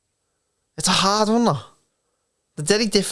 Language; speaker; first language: English; native; English